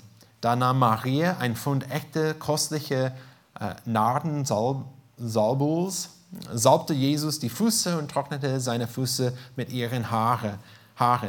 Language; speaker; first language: German; non-native, fluent; English